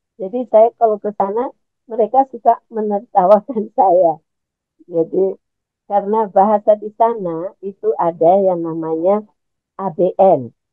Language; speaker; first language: Indonesian; native; Indonesian